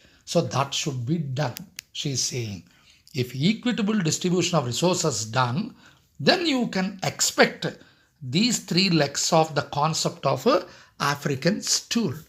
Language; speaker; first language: English; non-native, local second language; Telugu